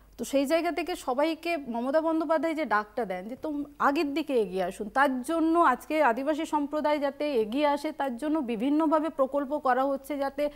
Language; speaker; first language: Bangla; non-native, local second language; Santali